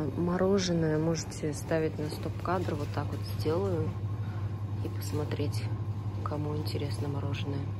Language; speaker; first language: Russian; native; Russian